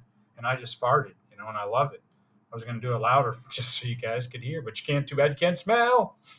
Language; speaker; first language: English; native; English